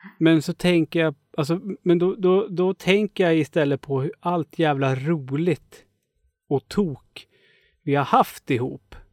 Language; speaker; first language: Swedish; native; Swedish